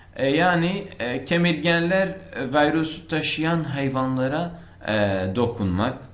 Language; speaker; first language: Turkish; non-native, fluent; Arabic